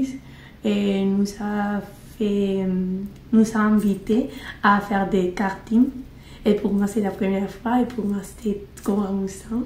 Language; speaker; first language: French; non-native, learner; Spanish